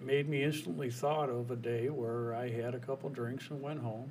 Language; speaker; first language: English; native; English